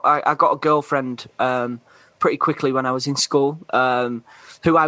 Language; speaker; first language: English; native; English